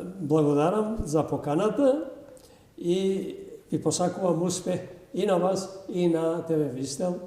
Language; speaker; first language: Macedonian; non-native, local second language; Albanian